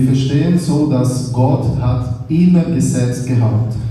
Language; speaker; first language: German; non-native, learner; Portuguese